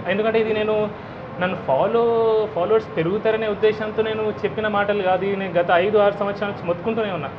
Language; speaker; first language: Telugu; non-native, local second language; Hindi